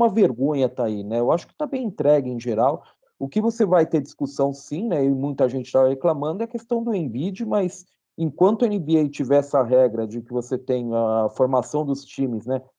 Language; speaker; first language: Portuguese; native; Portuguese